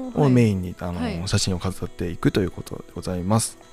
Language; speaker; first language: Japanese; native; Japanese